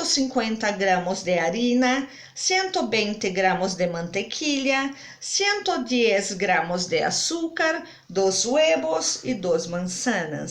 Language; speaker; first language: Spanish; non-native, fluent; Portuguese